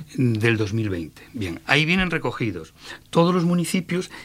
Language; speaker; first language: Spanish; native; Spanish